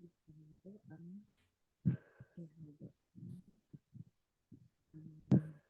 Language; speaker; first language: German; non-native, learner; Indonesian